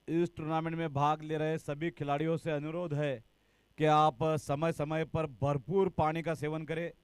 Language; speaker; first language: Hindi; non-native, local second language; Marathi